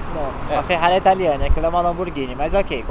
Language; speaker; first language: Portuguese; native; Portuguese